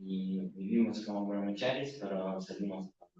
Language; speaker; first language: Spanish; non-native, learner; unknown